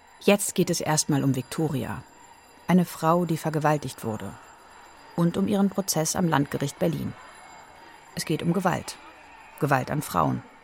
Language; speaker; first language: German; native; German